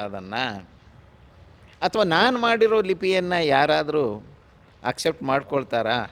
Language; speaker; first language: Kannada; non-native, local second language; Lambadi